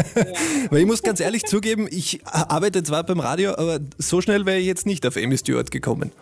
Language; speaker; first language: German; native; German